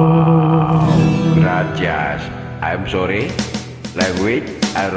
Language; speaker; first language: English; non-native, learner; Sundanese